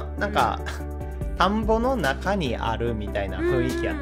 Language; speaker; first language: Japanese; native; Japanese